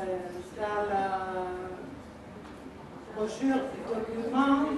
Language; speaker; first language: French; non-native, fluent; Spanish